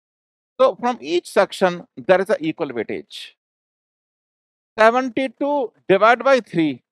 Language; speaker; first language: English; non-native, local second language; Hindi